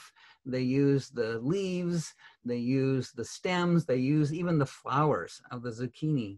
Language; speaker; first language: English; native; English